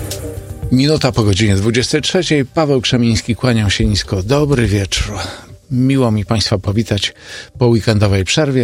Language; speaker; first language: Polish; native; Polish